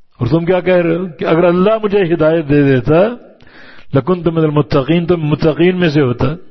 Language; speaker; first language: Urdu; native; Urdu